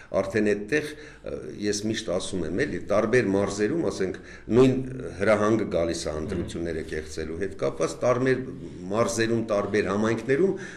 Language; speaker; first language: Armenian; native; Armenian